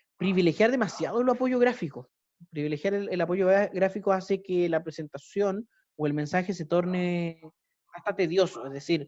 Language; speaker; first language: Spanish; native; Spanish